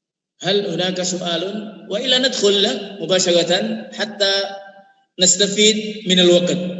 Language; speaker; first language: Arabic; non-native, fluent; Indonesian